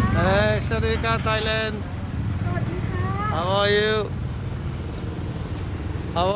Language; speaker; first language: English; non-native, learner; Dutch